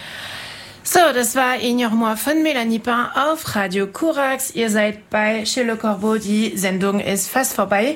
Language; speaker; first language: German; non-native, fluent; French